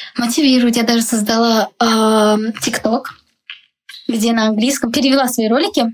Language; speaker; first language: Russian; non-native, local second language; Tajik